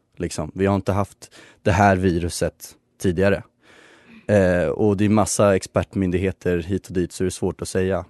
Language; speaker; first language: Swedish; native; Swedish